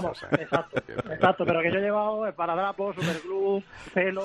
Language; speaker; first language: Spanish; native; Spanish